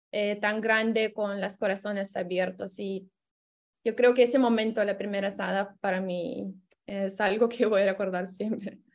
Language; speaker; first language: Spanish; non-native, fluent; Lithuanian